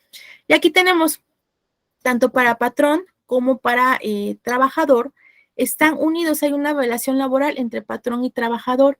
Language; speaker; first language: Spanish; native; Spanish